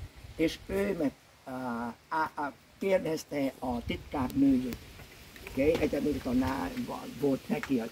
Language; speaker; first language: Hungarian; non-native, learner; Vietnamese